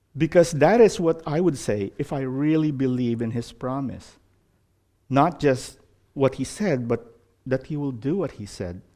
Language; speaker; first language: English; non-native, local second language; Filipino